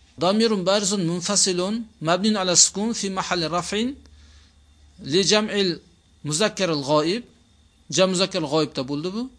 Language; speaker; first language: Arabic; non-native, fluent; Uzbek